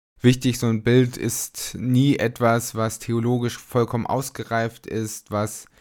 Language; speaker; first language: German; native; German